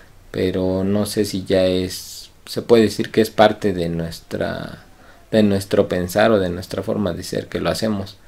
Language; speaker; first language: Spanish; native; Spanish